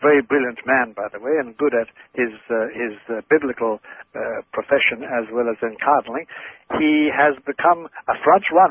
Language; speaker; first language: English; non-native, local second language; Irish